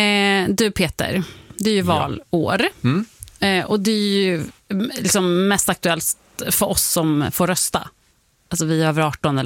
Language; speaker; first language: Swedish; native; Swedish